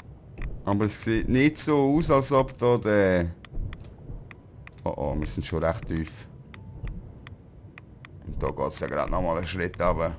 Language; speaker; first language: German; native; German